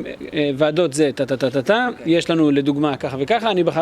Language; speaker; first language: Hebrew; native; Hebrew